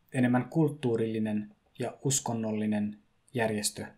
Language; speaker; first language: Finnish; early bilingual, other home language; Persian